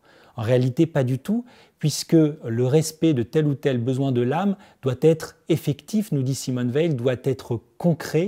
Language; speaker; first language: French; native; French